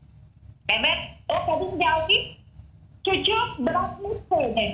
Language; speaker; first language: Turkish; non-native, learner; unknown